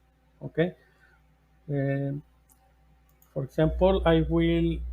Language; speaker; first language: English; non-native, learner; Spanish